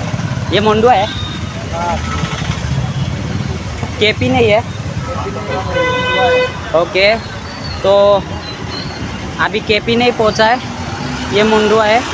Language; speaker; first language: Hindi; non-native, local second language; Mizo